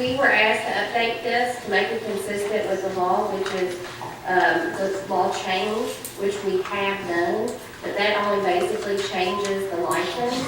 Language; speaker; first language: English; native; English